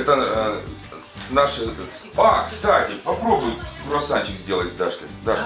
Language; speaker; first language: Russian; native; Russian